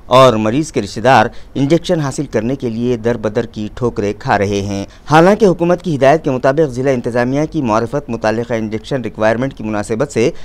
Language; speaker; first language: Urdu; native; Urdu